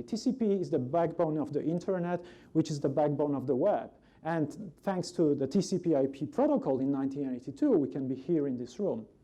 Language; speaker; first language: English; non-native, fluent; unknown